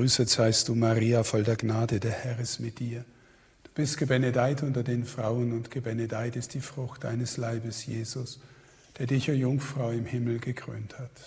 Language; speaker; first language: German; native; German